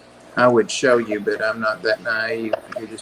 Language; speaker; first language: English; native; English